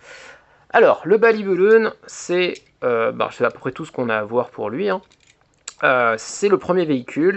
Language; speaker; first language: French; native; French